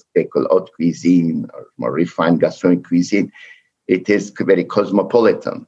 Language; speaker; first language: English; non-native, fluent; Turkish